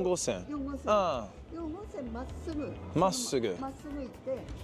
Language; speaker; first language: Japanese; non-native, learner; English